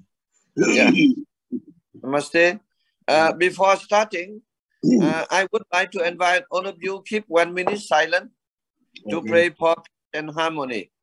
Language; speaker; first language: English; non-native, learner; Vietnamese